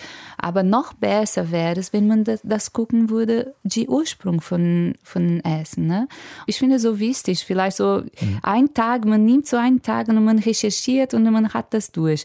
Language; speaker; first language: German; non-native, fluent; Portuguese